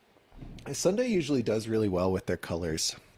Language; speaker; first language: English; native; English